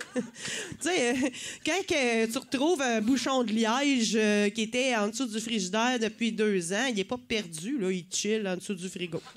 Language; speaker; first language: French; native; French